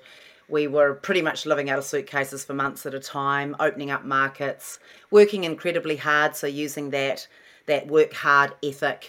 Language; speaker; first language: English; native; English